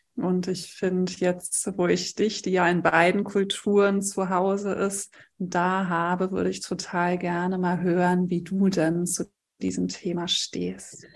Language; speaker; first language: German; native; German